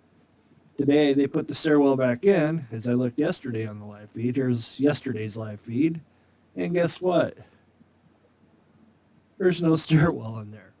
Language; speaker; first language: English; native; English